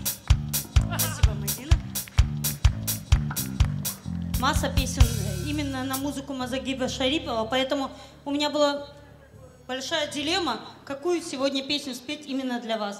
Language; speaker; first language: Russian; non-native, local second language; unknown